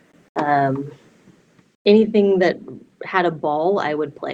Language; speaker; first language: English; native; English